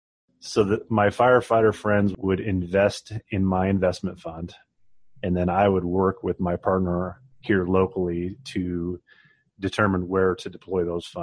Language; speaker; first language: English; native; English